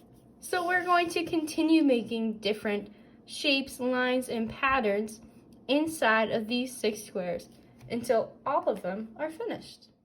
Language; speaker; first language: English; native; English